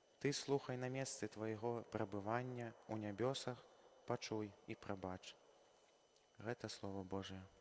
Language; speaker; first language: Belarusian; native; Belarusian